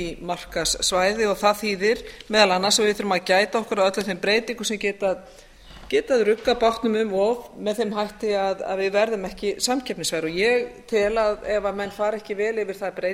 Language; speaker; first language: Icelandic; native; Icelandic